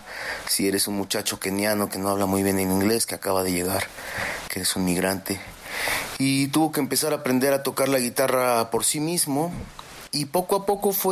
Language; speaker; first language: Spanish; native; Spanish